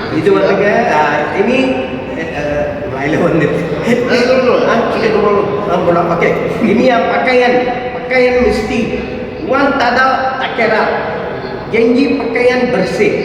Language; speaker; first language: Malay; non-native, local second language; Tamil